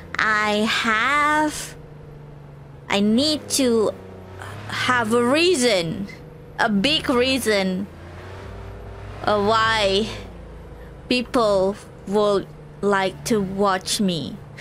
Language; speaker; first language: English; non-native, fluent; Indonesian